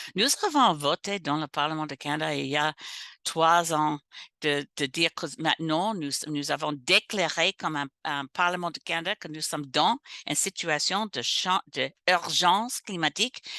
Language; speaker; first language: French; non-native, local second language; English